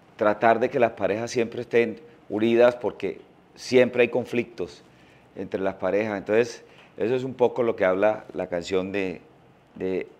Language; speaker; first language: Spanish; native; Spanish